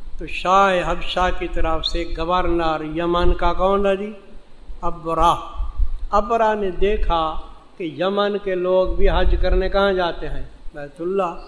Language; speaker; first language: Urdu; non-native, local second language; Saraiki